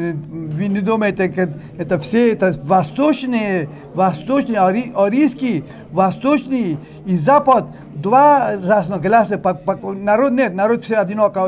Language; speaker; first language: Russian; non-native, learner; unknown